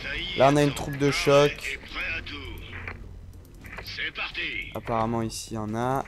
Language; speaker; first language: French; native; French